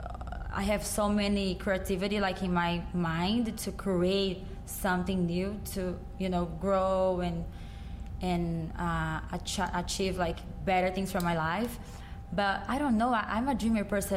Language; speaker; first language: English; non-native, fluent; Portuguese